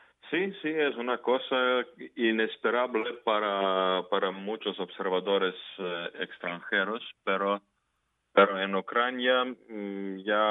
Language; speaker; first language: Spanish; non-native, fluent; Ukrainian